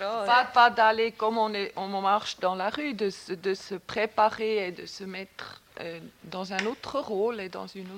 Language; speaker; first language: French; non-native, local second language; German